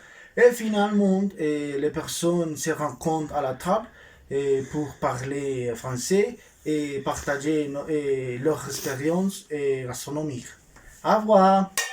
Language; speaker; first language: French; non-native, learner; Spanish